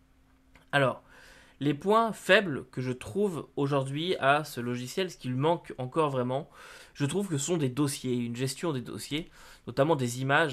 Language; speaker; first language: French; native; French